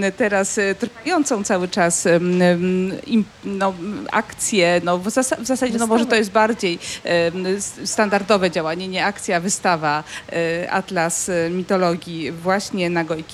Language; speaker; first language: Polish; native; Polish